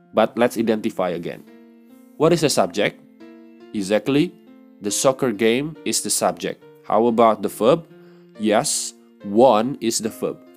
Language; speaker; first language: English; non-native, fluent; Indonesian